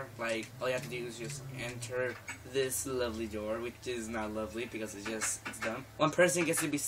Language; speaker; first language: English; native; English